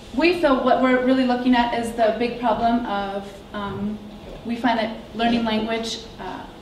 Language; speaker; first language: English; native; English